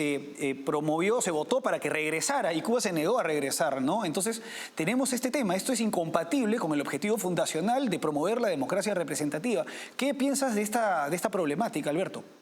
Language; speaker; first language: Spanish; native; Spanish